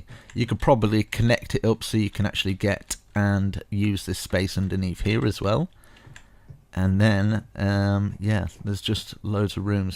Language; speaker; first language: English; native; English